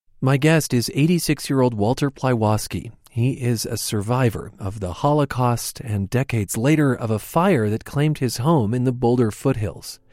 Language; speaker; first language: English; native; English